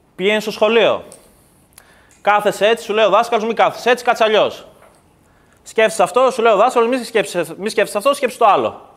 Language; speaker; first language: Greek; early bilingual, other home language; Kurdish